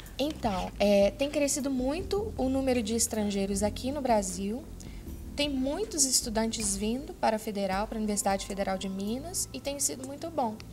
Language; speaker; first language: Portuguese; native; Portuguese